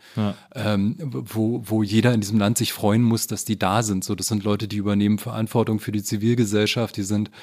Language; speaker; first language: German; native; German